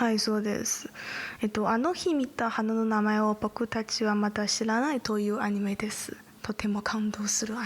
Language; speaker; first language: Japanese; non-native, learner; Chinese